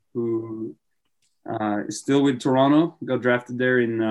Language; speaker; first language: English; non-native, fluent; Norwegian